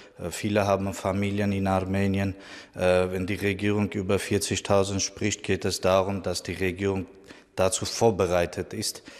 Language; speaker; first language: German; non-native, fluent; Armenian